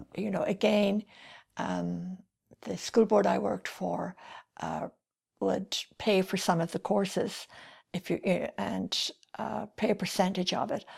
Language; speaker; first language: English; native; English